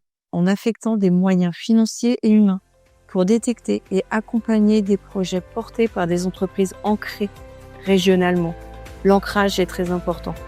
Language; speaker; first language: French; native; French